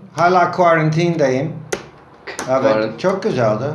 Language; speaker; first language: Turkish; non-native, fluent; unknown